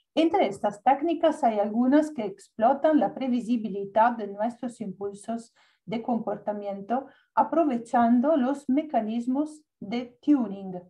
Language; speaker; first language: Spanish; non-native, learner; Italian